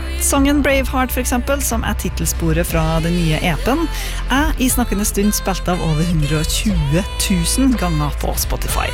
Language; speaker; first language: Norwegian; native; Norwegian